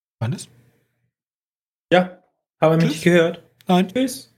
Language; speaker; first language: German; native; German